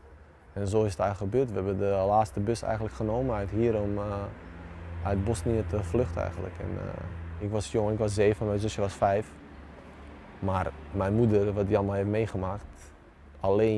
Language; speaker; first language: Dutch; early bilingual, other home language; Bosnian